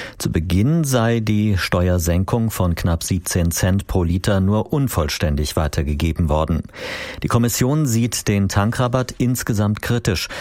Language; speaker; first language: German; native; German